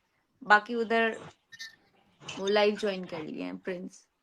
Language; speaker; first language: Hindi; native; Hindi